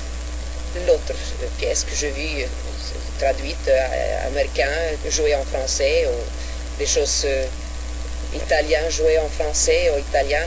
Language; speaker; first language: French; non-native, fluent; Swedish